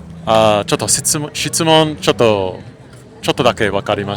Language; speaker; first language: Japanese; non-native, learner; English